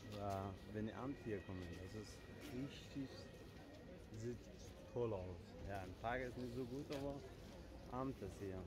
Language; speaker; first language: German; non-native, learner; Persian